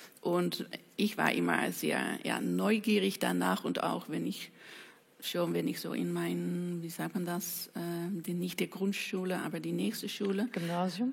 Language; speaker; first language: German; non-native, fluent; Dutch